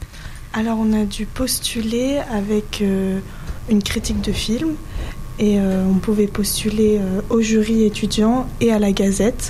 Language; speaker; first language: French; native; French